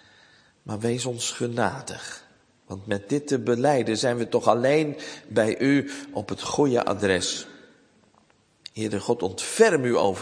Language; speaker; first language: Dutch; native; Dutch